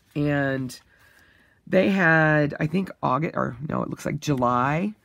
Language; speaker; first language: English; native; English